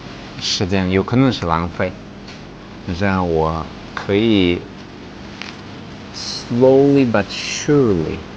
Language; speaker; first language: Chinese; non-native, fluent; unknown